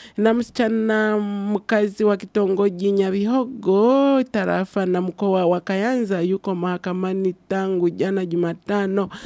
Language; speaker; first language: Swahili; non-native, local second language; Rundi